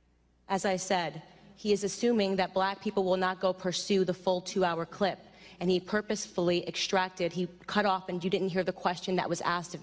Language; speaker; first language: English; native; English